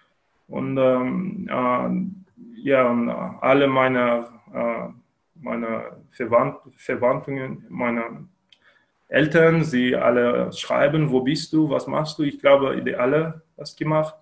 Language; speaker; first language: German; non-native, learner; Kyrgyz